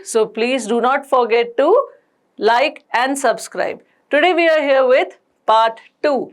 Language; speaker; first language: English; non-native, local second language; Hindi